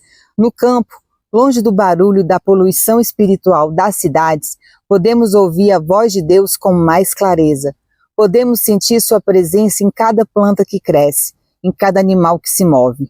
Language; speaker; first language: Portuguese; native; Portuguese